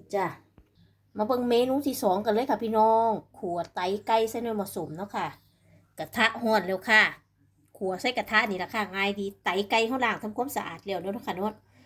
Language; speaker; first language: Thai; native; Thai